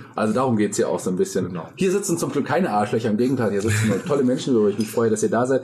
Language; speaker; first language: German; native; German